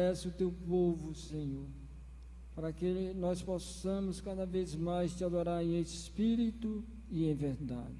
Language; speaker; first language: Portuguese; native; Portuguese